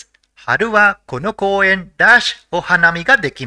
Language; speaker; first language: Japanese; non-native, fluent; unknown